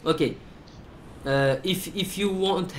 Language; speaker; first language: English; non-native, learner; French